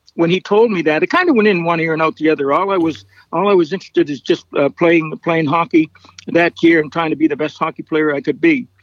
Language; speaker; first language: English; native; English